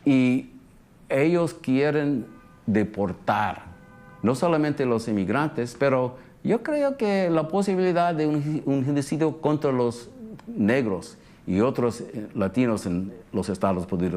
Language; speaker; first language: Spanish; early bilingual, heritage; English